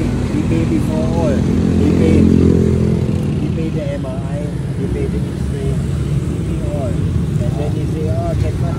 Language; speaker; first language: English; non-native, learner; German